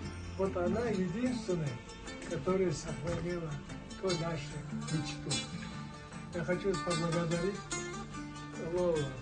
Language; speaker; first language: Russian; non-native, local second language; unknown